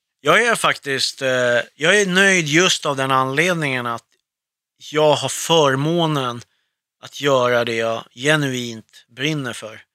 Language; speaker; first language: Swedish; early bilingual, other home language; Arabic